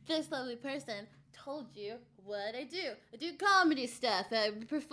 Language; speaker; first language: English; native; English